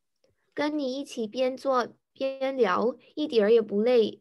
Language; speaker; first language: Chinese; non-native, learner; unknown